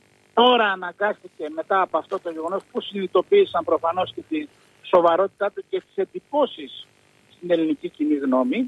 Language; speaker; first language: Greek; native; Greek